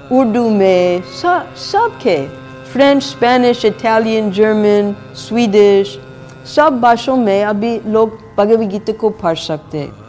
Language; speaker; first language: Hindi; non-native, fluent; English